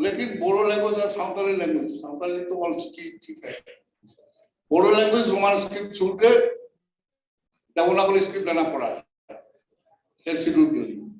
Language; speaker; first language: Hindi; non-native, learner; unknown